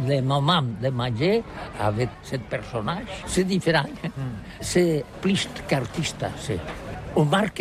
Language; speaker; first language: French; non-native, learner; Catalan